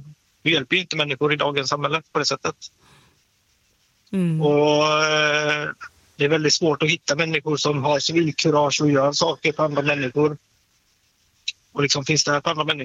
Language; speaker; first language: Swedish; native; Swedish